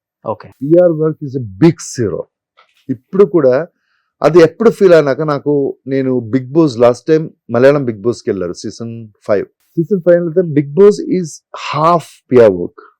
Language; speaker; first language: Telugu; non-native, learner; Malayalam